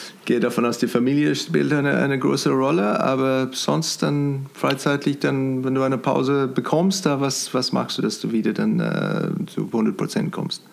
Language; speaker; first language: German; non-native, fluent; English